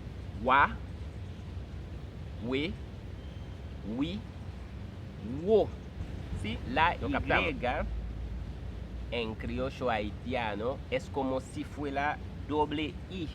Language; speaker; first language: Spanish; non-native, fluent; Haitian Creole